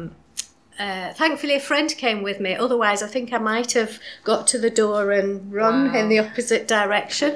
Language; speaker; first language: English; native; English